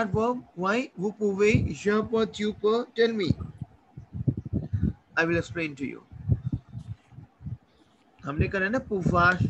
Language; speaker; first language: French; non-native, learner; Hindi